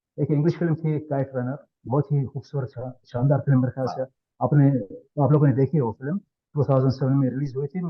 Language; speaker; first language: Hindi; non-native, learner; Arabic